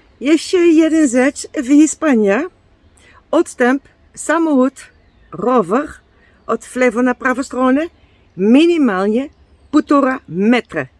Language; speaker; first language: Polish; non-native, learner; Dutch